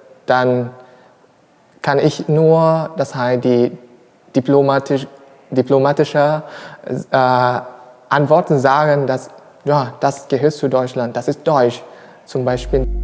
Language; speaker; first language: German; non-native, learner; Vietnamese